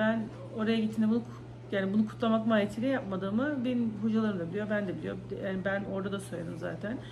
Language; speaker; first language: Turkish; native; Turkish